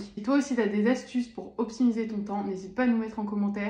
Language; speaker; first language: French; native; French